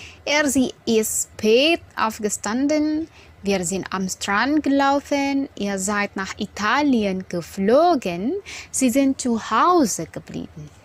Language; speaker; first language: German; non-native, fluent; Indonesian